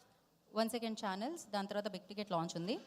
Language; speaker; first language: Telugu; native; Telugu